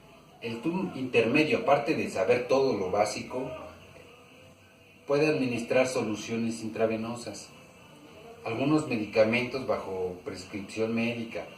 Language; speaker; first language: Spanish; native; Spanish